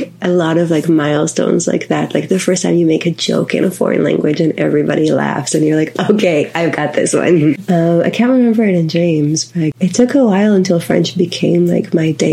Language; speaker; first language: English; non-native, fluent; Hebrew